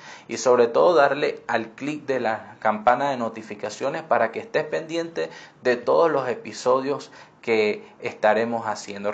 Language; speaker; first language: Spanish; native; Spanish